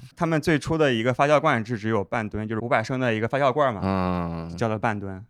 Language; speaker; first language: Chinese; native; Chinese